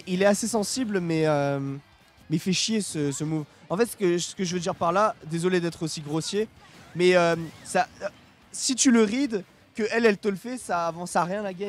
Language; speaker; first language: French; native; French